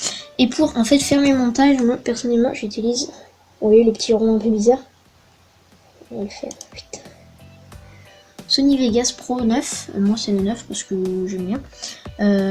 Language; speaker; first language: French; native; French